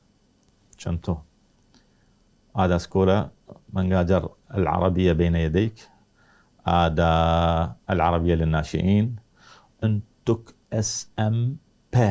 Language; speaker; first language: Indonesian; non-native, learner; Arabic